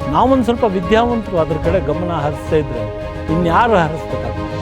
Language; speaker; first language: Kannada; native; Kannada